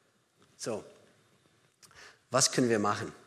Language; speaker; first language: German; non-native, fluent; English